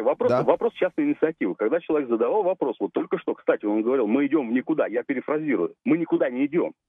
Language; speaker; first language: Russian; native; Russian